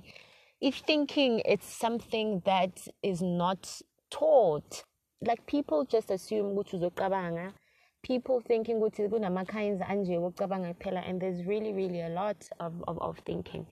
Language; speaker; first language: English; non-native, local second language; Zulu